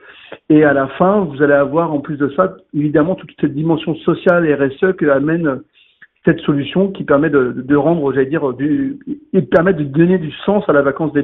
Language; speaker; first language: French; native; French